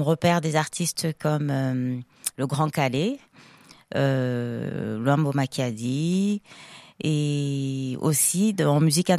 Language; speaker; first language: French; non-native, local second language; Lingala